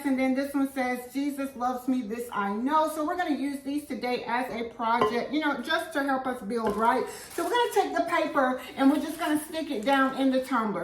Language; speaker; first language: English; native; English